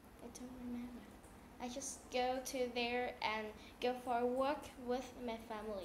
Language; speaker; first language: English; non-native, learner; Vietnamese